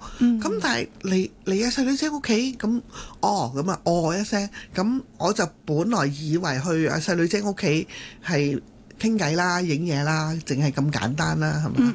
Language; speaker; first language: Cantonese; native; Cantonese